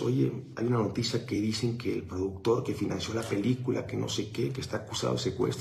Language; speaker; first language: Spanish; native; Spanish